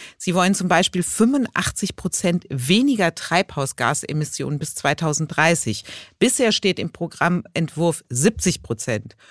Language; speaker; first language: German; native; German